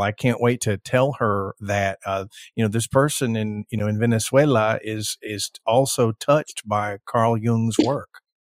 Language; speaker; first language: English; native; English